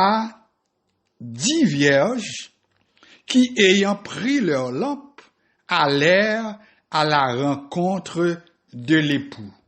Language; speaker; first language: French; non-native, local second language; Haitian Creole